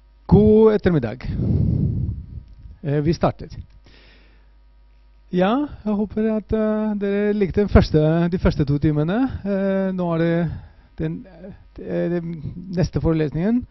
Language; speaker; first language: Norwegian; non-native, fluent; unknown